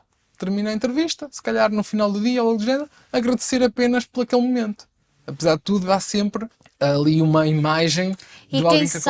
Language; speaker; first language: Portuguese; native; Portuguese